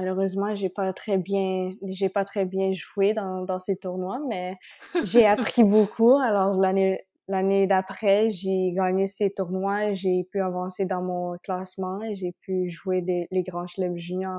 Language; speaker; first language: French; non-native, local second language; Spanish